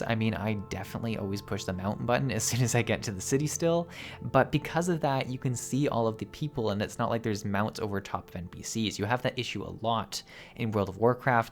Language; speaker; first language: English; native; English